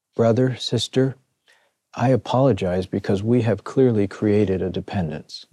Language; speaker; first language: English; native; English